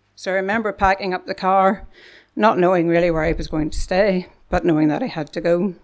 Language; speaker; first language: English; native; English